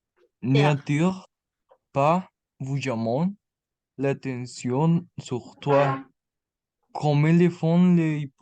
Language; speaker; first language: French; non-native, learner; Spanish